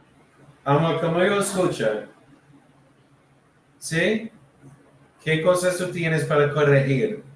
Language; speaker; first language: Spanish; non-native, learner; English